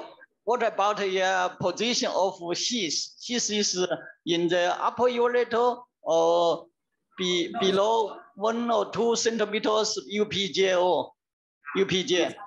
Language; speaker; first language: English; non-native, learner; Chinese